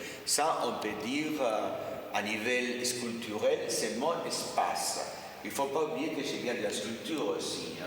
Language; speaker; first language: French; non-native, fluent; Spanish